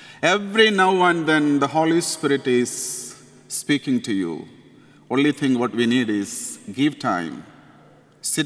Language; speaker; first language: English; non-native, local second language; Malayalam